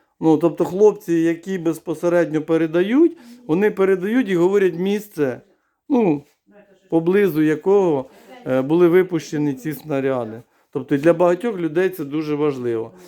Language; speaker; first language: Ukrainian; native; Ukrainian